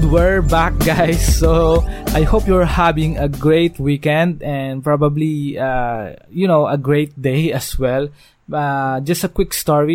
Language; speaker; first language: English; non-native, local second language; Filipino